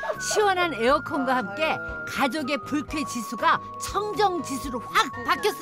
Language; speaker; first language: Korean; native; Korean